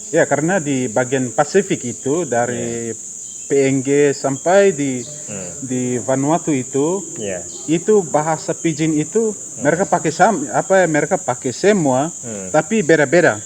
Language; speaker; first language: Indonesian; non-native, fluent; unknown